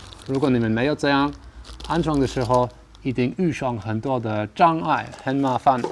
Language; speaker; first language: Chinese; non-native, learner; German